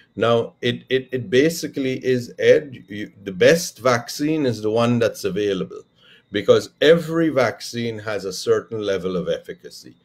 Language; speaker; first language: English; native; English